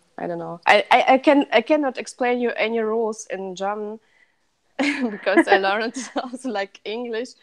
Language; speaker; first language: English; non-native, learner; Russian